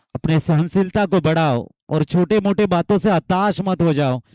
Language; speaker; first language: Hindi; non-native, local second language; Marathi